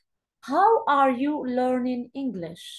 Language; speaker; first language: English; non-native, fluent; Arabic